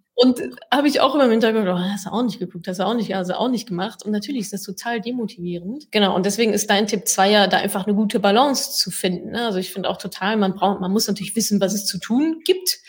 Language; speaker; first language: German; native; German